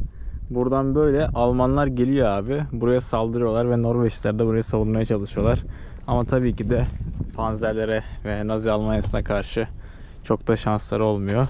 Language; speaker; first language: Turkish; native; Turkish